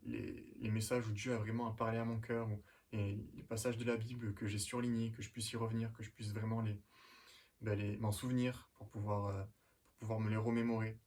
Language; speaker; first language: French; native; French